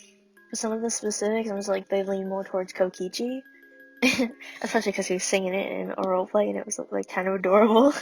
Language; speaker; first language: English; native; English